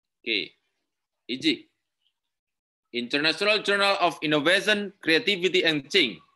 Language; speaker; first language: English; non-native, learner; Indonesian